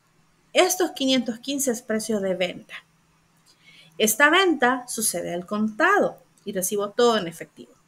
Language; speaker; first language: Spanish; native; Spanish